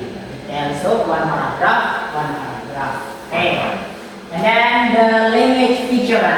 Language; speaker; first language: English; non-native, fluent; Indonesian